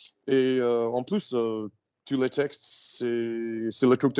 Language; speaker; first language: French; non-native, learner; English